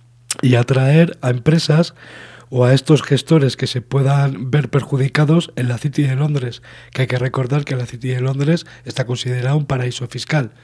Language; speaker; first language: Spanish; native; Spanish